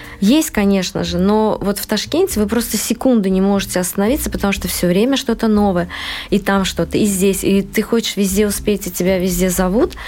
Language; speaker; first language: Russian; non-native, local second language; Uzbek